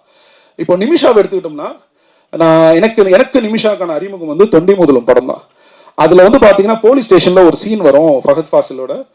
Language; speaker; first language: Tamil; native; Tamil